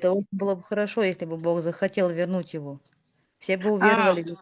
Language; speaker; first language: Russian; native; Russian